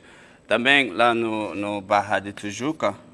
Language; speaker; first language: Portuguese; non-native, fluent; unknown